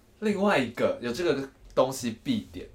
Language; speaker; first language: Chinese; native; Chinese